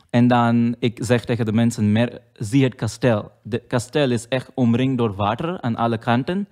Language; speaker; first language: Dutch; non-native, learner; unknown